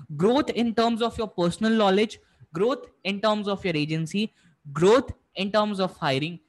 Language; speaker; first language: English; non-native, local second language; Hindi